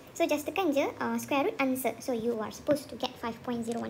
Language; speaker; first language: English; non-native, local second language; Malay